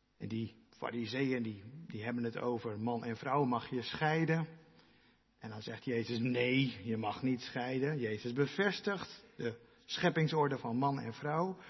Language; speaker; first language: Dutch; non-native, local second language; Western Frisian